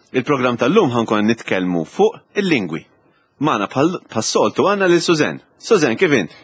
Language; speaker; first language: Maltese; native; Maltese